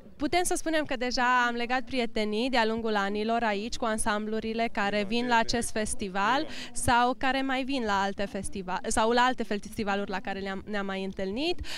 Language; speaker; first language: Romanian; non-native, local second language; Slovak